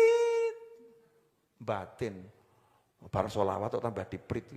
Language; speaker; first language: Indonesian; native; Indonesian